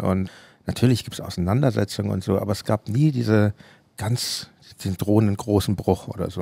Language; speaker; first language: German; native; German